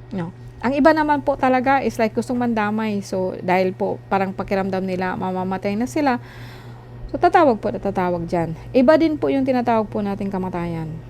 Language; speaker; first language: Filipino; non-native, local second language; Cebuano